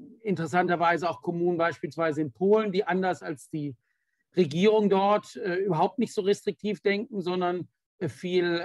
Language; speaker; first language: German; native; German